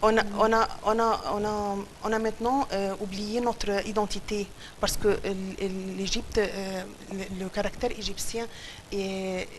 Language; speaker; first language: French; non-native, fluent; Arabic